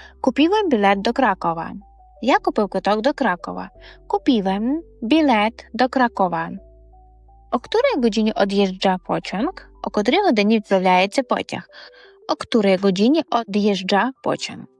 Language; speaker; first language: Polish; non-native, fluent; Ukrainian